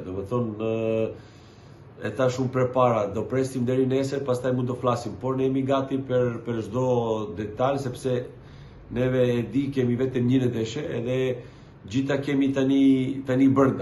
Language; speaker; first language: Albanian; non-native, learner; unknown